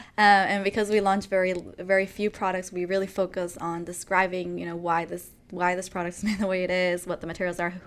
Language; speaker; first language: English; non-native, fluent; Spanish